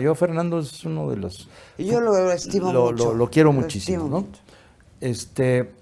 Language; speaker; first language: Spanish; native; Spanish